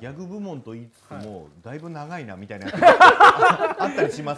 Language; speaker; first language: Japanese; native; Japanese